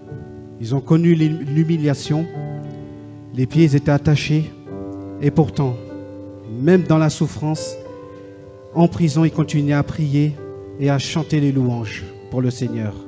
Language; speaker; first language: French; native; French